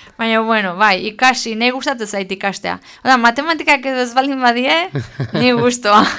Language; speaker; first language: Basque; native; Basque